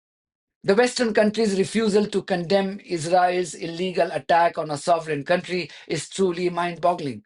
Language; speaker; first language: English; non-native, local second language; Hindi